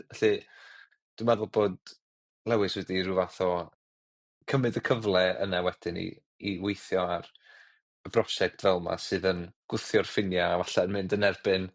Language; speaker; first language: Welsh; native; Welsh